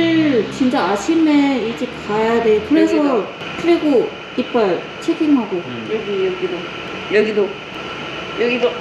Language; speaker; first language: Korean; non-native, learner; Thai